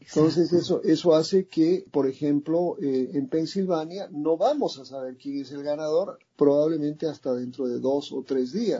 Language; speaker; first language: Spanish; native; Spanish